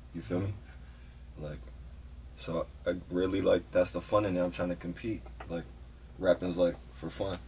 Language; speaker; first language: English; native; English